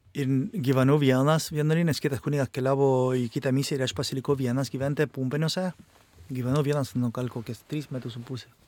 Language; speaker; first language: Lithuanian; non-native, fluent; Spanish